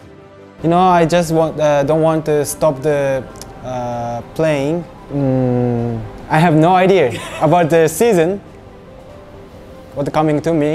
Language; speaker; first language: English; non-native, learner; Japanese